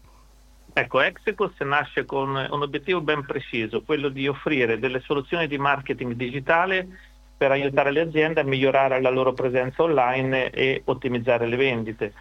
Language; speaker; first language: Italian; native; Italian